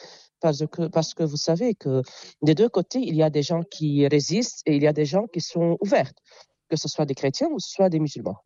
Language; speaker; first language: French; non-native, local second language; Arabic